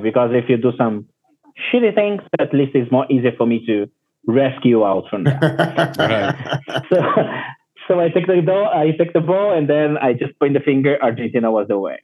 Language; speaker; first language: English; non-native, learner; Portuguese